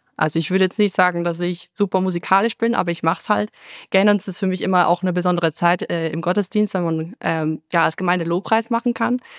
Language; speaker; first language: German; native; German